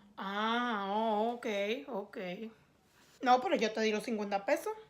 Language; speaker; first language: Spanish; early bilingual, other home language; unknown